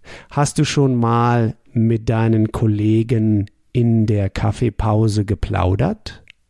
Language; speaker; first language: German; native; German